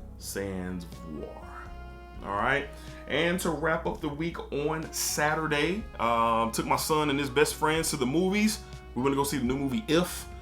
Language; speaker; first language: English; native; English